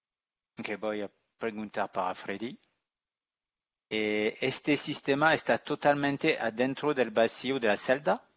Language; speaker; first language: Spanish; non-native, fluent; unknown